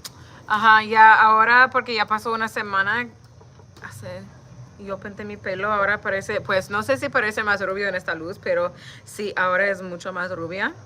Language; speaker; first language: Spanish; non-native, learner; English